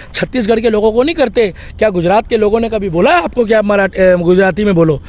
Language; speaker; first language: Hindi; native; Hindi